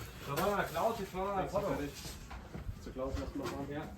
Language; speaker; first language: German; native; German